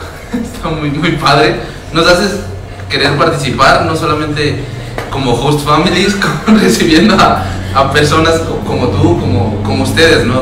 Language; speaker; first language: Spanish; native; Spanish